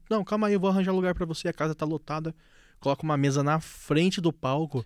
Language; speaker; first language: Portuguese; native; Portuguese